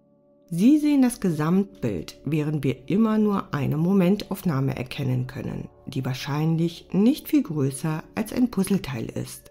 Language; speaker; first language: German; native; German